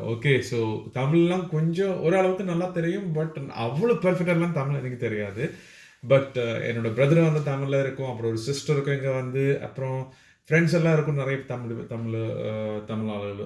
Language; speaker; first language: Tamil; non-native, learner; Malayalam